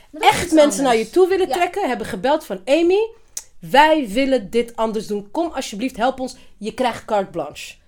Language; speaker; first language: Dutch; early bilingual, other home language; Riffian